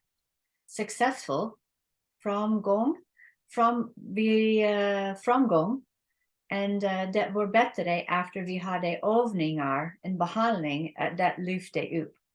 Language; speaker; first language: Swedish; non-native, learner; English